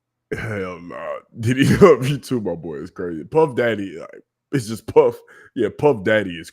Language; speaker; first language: English; native; English